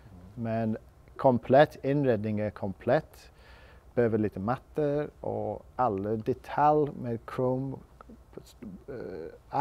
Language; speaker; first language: Swedish; non-native, learner; English